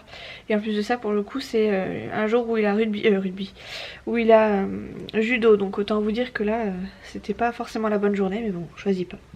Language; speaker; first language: French; native; French